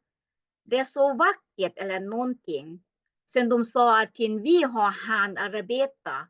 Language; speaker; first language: Swedish; non-native, learner; Thai